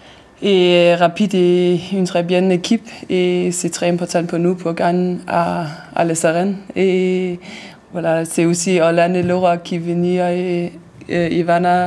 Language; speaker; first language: French; non-native, learner; Danish